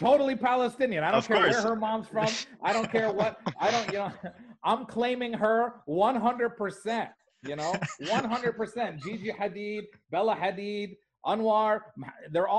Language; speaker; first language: English; native; English